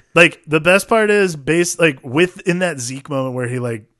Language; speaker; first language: English; native; English